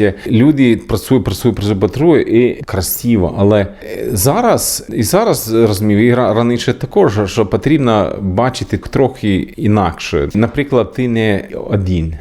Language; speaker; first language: Ukrainian; non-native, learner; Swedish